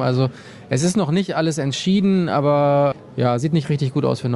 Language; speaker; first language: German; native; German